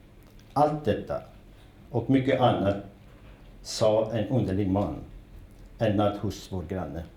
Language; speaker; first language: Swedish; non-native, fluent; Kurdish